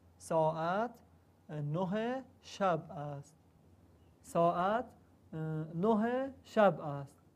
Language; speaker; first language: Persian; non-native, learner; Arabic